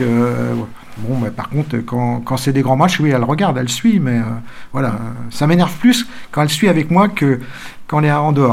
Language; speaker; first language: French; native; French